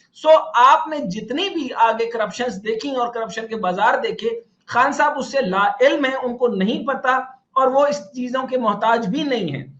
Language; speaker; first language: Urdu; non-native, local second language; Punjabi